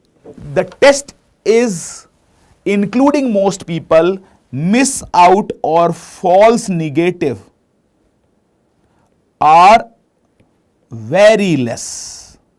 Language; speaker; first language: English; non-native, local second language; Hindi